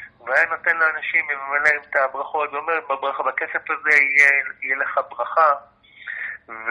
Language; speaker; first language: Hebrew; native; Hebrew